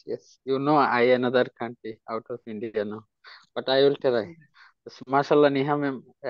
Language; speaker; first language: English; non-native, learner; Hindi